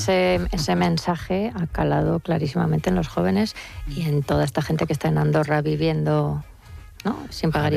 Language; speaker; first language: Spanish; native; Spanish